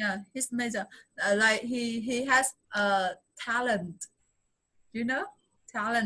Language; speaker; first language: English; non-native, fluent; Vietnamese